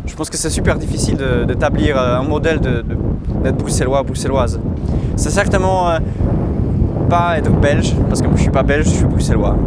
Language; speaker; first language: French; non-native, fluent; Polish